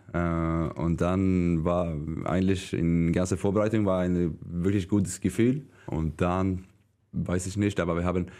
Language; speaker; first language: German; non-native, learner; Swedish